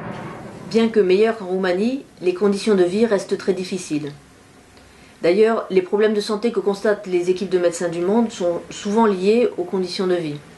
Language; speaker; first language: French; native; French